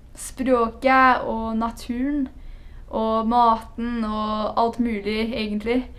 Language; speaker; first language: Norwegian; non-native, fluent; English